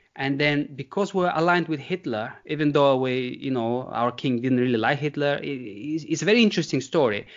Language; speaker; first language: English; non-native, fluent; Bulgarian